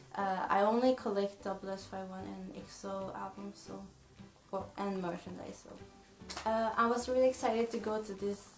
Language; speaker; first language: English; non-native, fluent; Swedish